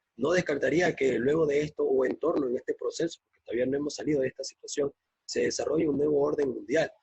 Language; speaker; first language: Spanish; native; Spanish